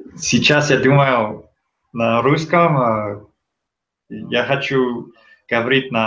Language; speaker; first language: Russian; non-native, learner; English